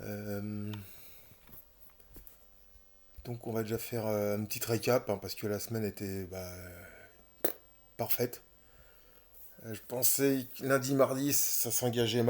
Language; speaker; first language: French; native; French